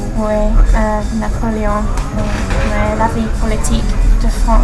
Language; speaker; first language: French; non-native, learner; English